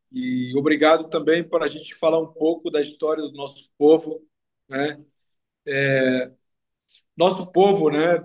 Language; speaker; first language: Portuguese; non-native, local second language; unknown